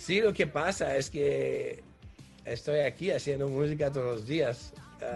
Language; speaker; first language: Spanish; non-native, fluent; French